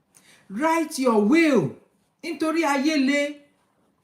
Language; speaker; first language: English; non-native, local second language; Yoruba